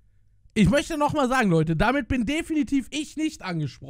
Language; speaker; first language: German; native; German